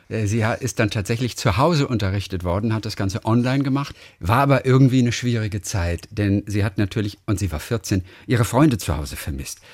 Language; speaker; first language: German; native; German